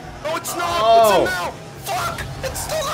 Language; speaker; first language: English; native; English